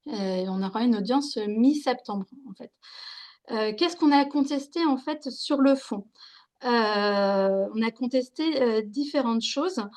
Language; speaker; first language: French; native; French